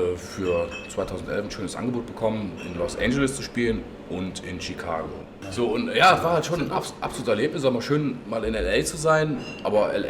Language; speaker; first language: German; native; German